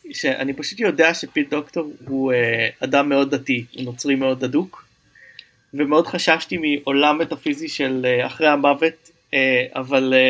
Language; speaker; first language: Hebrew; native; Hebrew